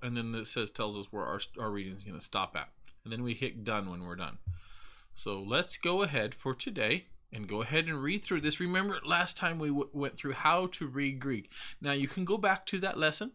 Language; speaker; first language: English; native; English